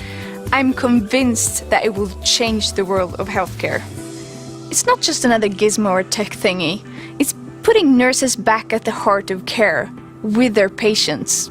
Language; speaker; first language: English; non-native, fluent; Swedish